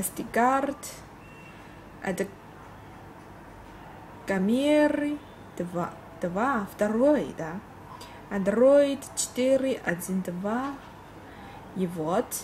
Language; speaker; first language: Russian; non-native, learner; Chinese